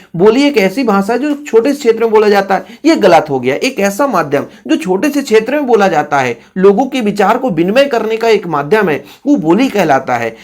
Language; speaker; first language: Hindi; native; Hindi